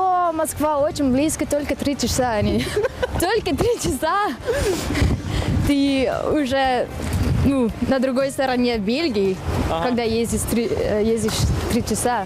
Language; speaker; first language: Russian; non-native, learner; Dutch